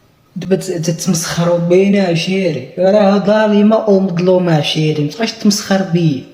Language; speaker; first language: Arabic; native; Arabic